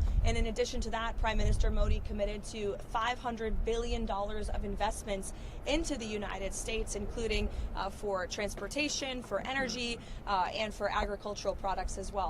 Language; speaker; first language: English; native; English